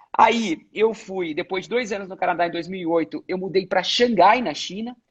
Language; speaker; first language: Portuguese; native; Portuguese